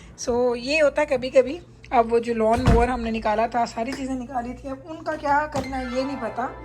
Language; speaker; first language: Urdu; non-native, local second language; Punjabi